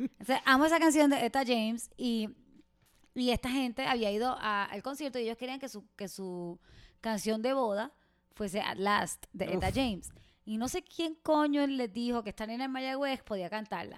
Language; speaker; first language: Spanish; native; Spanish